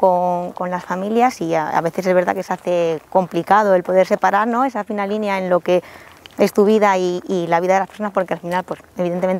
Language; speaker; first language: Spanish; native; Spanish